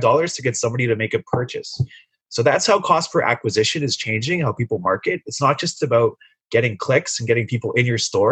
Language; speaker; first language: English; native; English